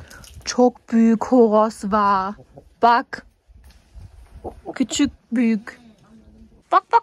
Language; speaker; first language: Turkish; non-native, learner; German